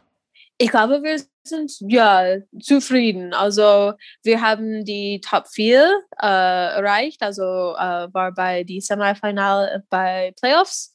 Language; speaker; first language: German; non-native, fluent; English